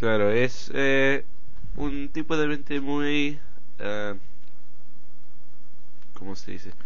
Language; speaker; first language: Spanish; non-native, fluent; English